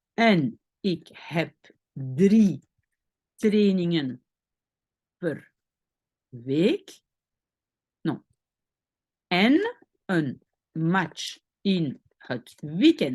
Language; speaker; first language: Dutch; non-native, fluent; French